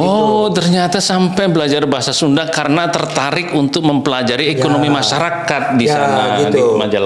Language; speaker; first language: Indonesian; native; Indonesian